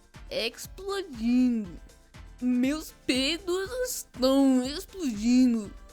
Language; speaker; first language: Portuguese; non-native, learner; English